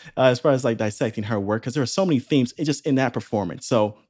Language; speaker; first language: English; native; English